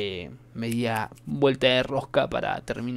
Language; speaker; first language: Spanish; native; Spanish